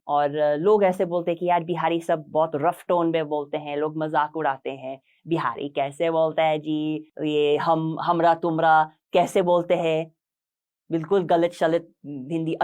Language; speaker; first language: Hindi; non-native, fluent; English